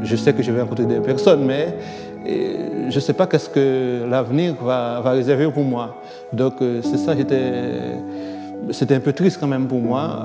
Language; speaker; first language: French; non-native, local second language; Haitian Creole